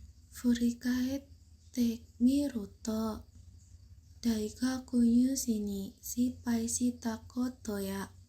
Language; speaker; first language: Japanese; non-native, learner; Indonesian